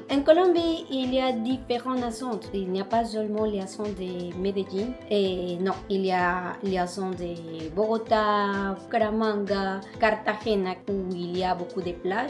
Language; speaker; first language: French; non-native, learner; Spanish